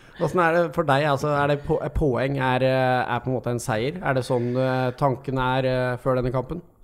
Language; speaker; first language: Norwegian; native; Norwegian